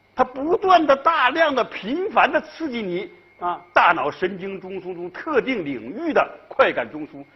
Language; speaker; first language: Chinese; native; Chinese